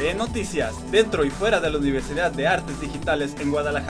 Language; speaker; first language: Spanish; native; Spanish